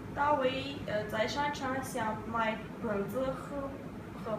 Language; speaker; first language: Chinese; non-native, learner; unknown